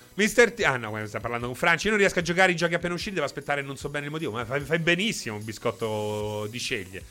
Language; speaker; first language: Italian; native; Italian